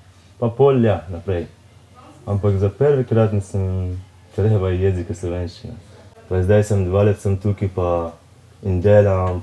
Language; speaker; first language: Slovenian; non-native, learner; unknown